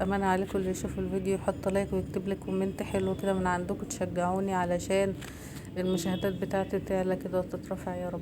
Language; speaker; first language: Arabic; native; Arabic